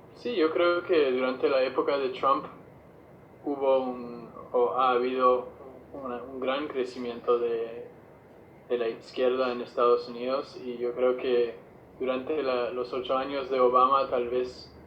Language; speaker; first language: Spanish; non-native, fluent; English